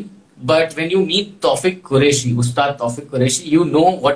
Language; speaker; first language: English; non-native, local second language; Gujarati